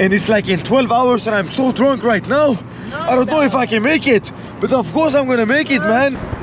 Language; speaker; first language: English; non-native, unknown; Swedish